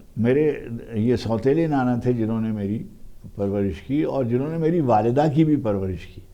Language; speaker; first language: Urdu; native; Urdu